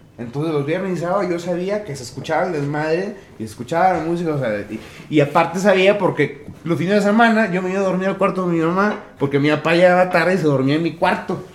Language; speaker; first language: Spanish; early bilingual, heritage; Spanish